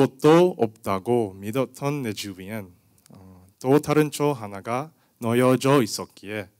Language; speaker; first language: Korean; non-native, learner; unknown